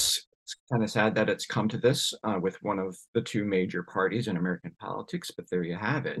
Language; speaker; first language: English; native; English